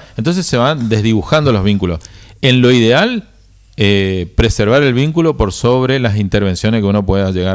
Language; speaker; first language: Spanish; native; Spanish